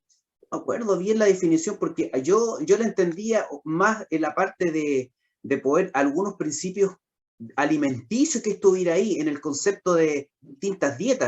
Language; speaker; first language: Spanish; native; Spanish